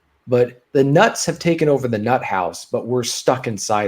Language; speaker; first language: English; native; English